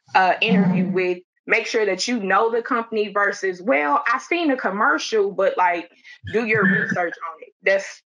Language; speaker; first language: English; native; English